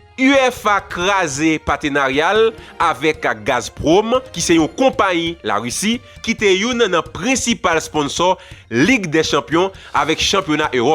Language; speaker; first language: French; non-native, local second language; Haitian Creole